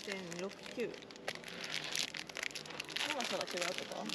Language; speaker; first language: Japanese; native; Japanese